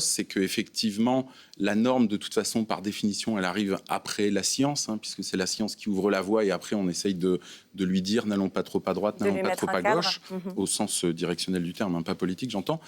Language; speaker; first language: French; native; French